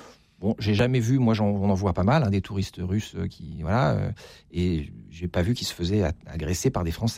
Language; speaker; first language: French; native; French